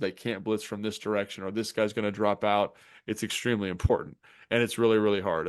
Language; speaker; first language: English; native; English